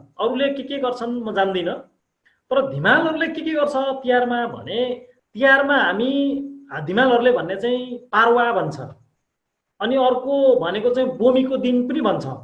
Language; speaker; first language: Nepali; non-native, local second language; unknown